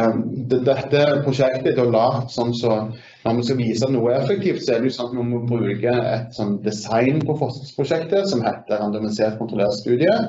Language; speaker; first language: Norwegian; native; Norwegian